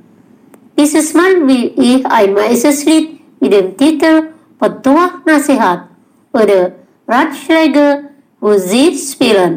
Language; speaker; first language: German; non-native, learner; Indonesian